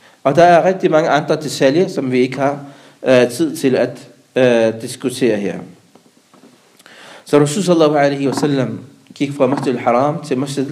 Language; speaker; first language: Danish; early bilingual, other home language; Arabic